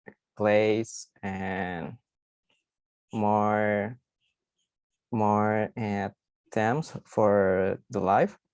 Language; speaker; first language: English; non-native, learner; Spanish